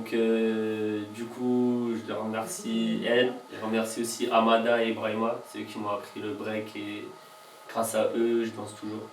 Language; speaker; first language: French; native; French